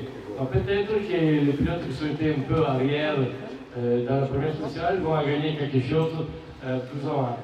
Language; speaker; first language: French; non-native, fluent; Italian